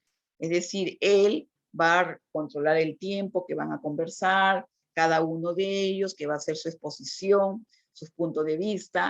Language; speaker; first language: Spanish; native; Spanish